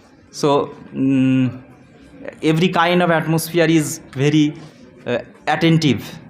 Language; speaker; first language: English; non-native, local second language; Bangla